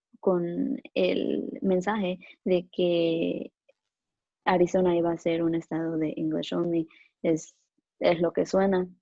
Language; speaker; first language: Spanish; early bilingual, other home language; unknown